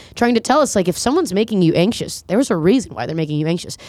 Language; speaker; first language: English; native; English